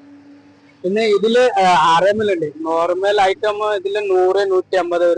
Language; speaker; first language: Malayalam; non-native, learner; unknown